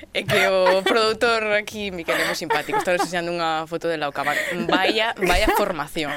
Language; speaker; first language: Galician; native; Galician